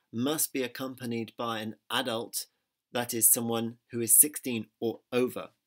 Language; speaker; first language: English; native; English